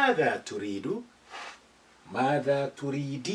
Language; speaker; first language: Arabic; non-native, fluent; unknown